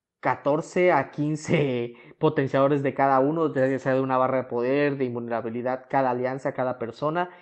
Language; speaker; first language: Spanish; native; Spanish